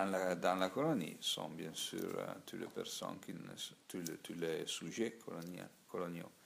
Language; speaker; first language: French; non-native, learner; Italian